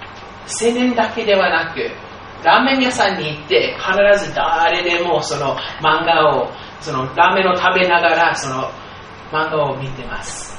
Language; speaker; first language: Japanese; non-native, fluent; English